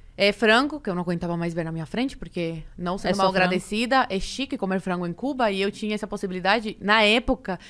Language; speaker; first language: Portuguese; early bilingual, other home language; Spanish